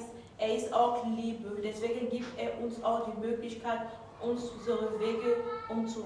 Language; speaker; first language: German; non-native, fluent; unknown